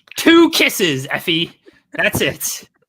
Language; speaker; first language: English; native; English